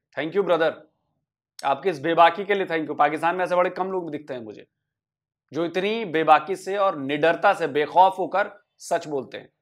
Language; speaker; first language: Hindi; native; Hindi